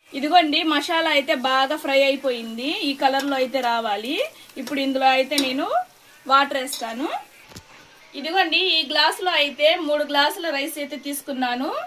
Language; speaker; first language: Telugu; non-native, local second language; Urdu